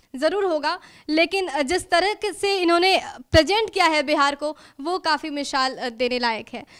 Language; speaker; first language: Hindi; native; Hindi